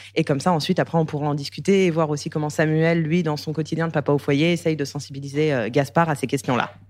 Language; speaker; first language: French; native; French